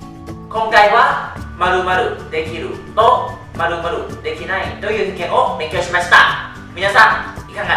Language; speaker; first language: Japanese; non-native, fluent; Thai